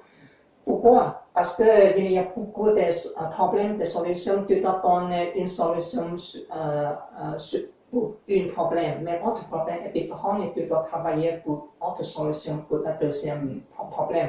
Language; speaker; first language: French; non-native, learner; English